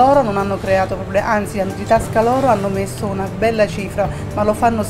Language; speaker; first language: Italian; native; Italian